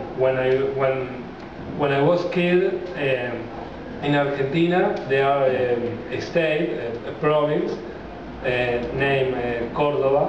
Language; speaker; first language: English; non-native, learner; Spanish